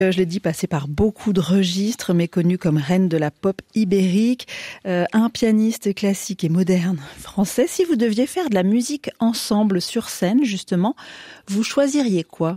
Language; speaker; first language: French; native; French